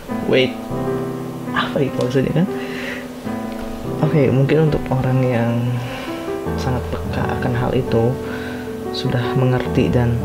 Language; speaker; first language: Indonesian; native; Indonesian